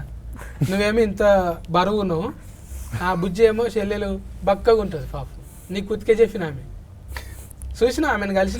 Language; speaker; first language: Telugu; native; Telugu